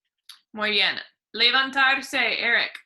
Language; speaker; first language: Spanish; non-native, fluent; English